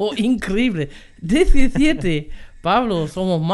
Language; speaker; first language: Spanish; non-native, fluent; German